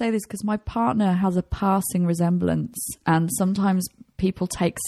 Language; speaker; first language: English; native; English